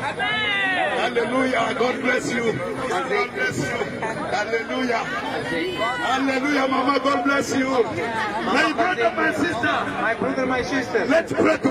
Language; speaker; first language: English; non-native, learner; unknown